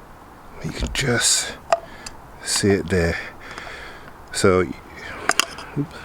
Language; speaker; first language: English; native; English